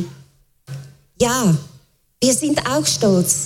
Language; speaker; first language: German; native; German